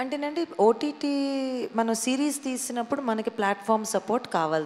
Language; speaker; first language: Telugu; native; Telugu